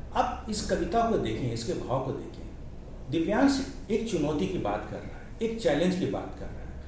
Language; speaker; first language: Hindi; native; Hindi